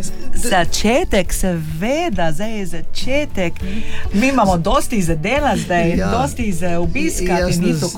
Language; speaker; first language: Slovenian; early bilingual, heritage; Slovenian